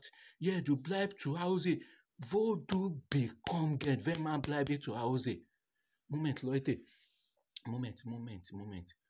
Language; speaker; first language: German; non-native, learner; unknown